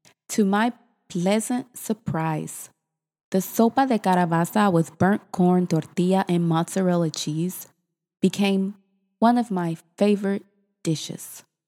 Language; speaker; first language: English; native; English